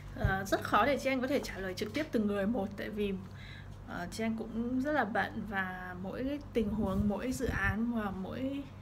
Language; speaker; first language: Vietnamese; early bilingual, heritage; Vietnamese